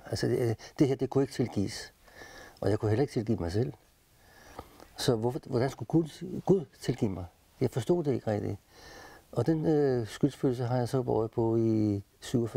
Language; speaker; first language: Danish; native; Danish